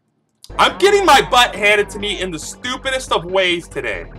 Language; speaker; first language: English; native; English